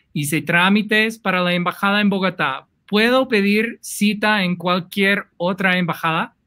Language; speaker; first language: Spanish; non-native, fluent; English